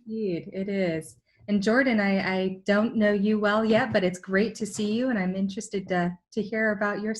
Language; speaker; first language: English; native; English